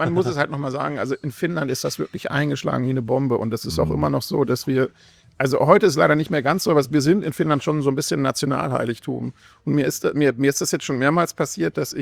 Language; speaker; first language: German; native; German